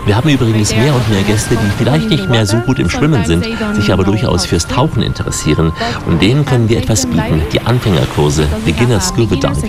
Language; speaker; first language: German; native; German